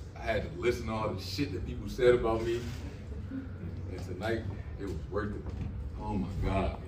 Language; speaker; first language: English; native; English